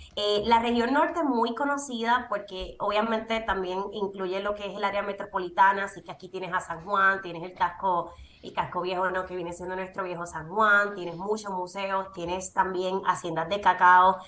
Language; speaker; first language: Spanish; native; Spanish